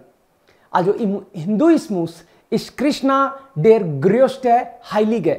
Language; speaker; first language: German; non-native, fluent; Hindi